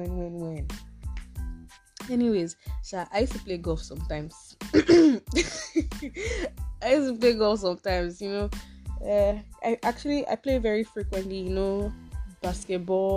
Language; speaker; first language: English; non-native, local second language; Yoruba